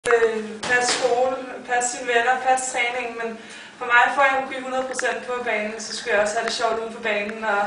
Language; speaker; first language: Danish; early bilingual, other home language; Polish